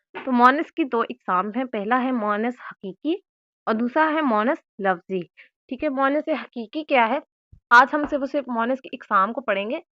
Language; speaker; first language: Urdu; native; Urdu